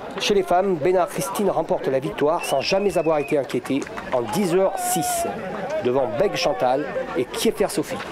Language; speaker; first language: French; native; French